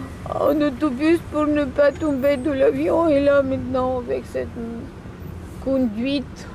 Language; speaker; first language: French; non-native, local second language; Russian